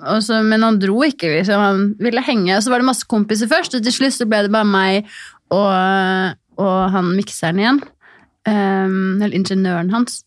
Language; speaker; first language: Norwegian; native; Norwegian